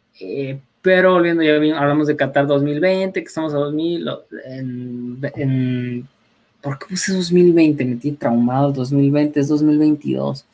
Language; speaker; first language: Spanish; native; Spanish